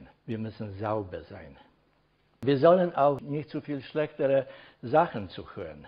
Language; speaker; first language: German; non-native, fluent; Polish